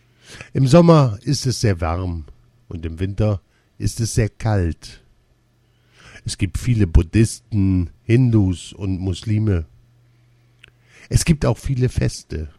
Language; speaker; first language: German; non-native, learner; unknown